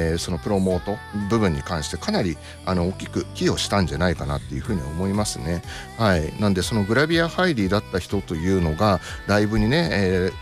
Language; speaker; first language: Japanese; native; Japanese